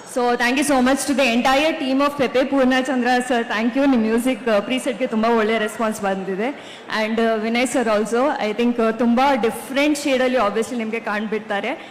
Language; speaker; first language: Kannada; non-native, local second language; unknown